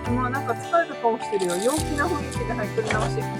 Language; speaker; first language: Japanese; native; Japanese